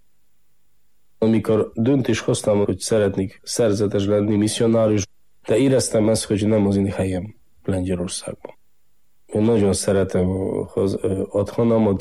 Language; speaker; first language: Hungarian; non-native, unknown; Polish